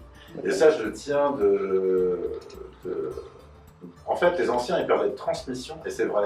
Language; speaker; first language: French; native; French